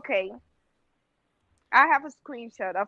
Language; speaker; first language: English; non-native, local second language; Spanish